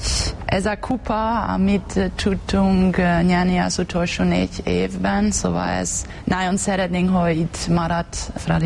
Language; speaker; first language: Hungarian; non-native, learner; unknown